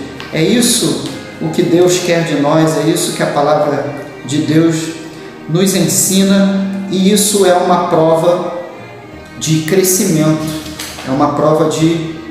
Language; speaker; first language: Portuguese; native; Portuguese